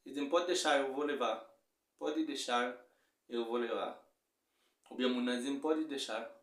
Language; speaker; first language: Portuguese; non-native, fluent; Haitian Creole